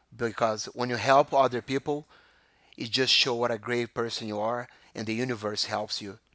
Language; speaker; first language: English; non-native, fluent; Portuguese